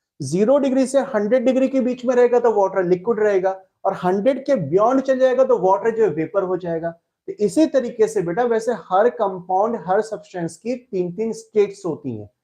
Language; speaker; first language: Hindi; native; Hindi